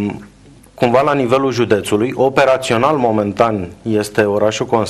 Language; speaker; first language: Romanian; native; Romanian